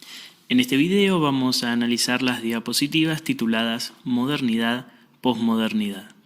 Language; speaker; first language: Spanish; native; Spanish